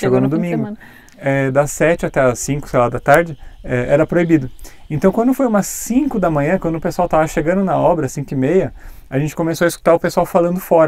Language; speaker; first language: Portuguese; native; Portuguese